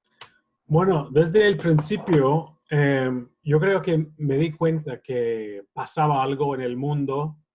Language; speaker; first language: Spanish; non-native, fluent; English